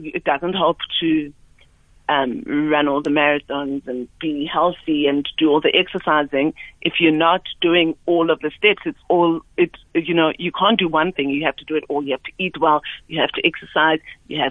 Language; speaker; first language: English; non-native, local second language; Southern Sotho